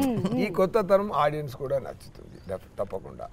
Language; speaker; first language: Telugu; non-native, fluent; Tamil